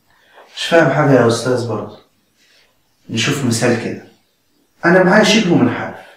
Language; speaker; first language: Arabic; native; Arabic